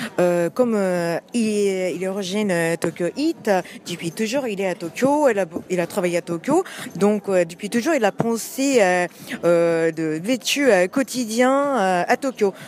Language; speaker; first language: French; non-native, learner; Japanese